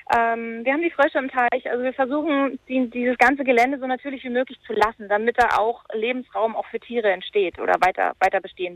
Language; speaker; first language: German; native; German